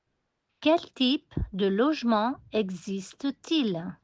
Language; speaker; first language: French; non-native, fluent; Spanish